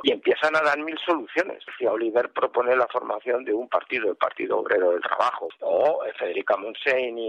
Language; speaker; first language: Spanish; native; Spanish